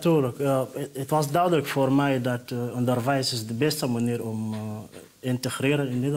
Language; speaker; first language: Dutch; non-native, fluent; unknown